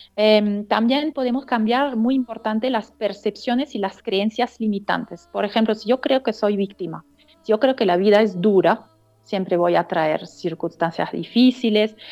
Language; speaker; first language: Spanish; non-native, fluent; French